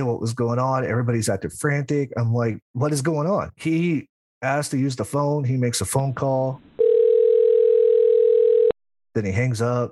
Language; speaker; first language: English; native; English